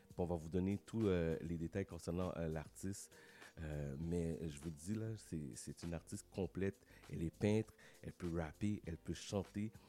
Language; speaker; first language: French; native; French